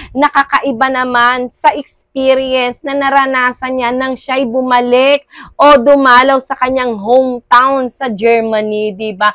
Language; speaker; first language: Filipino; native; Filipino